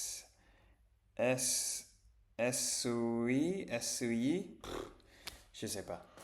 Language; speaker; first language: French; non-native, learner; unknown